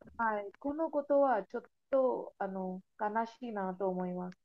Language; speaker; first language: Japanese; non-native, learner; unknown